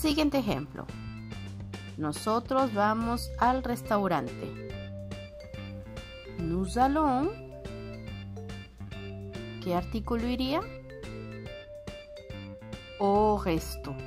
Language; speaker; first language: Spanish; non-native, fluent; French